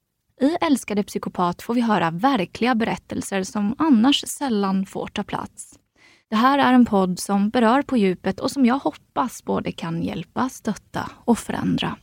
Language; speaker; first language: Swedish; native; Swedish